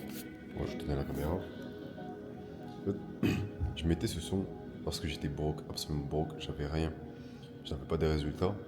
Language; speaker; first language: French; native; French